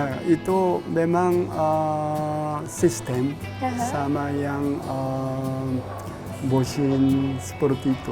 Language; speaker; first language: Indonesian; non-native, learner; Korean